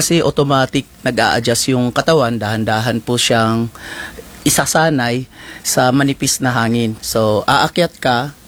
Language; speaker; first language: Filipino; native; Filipino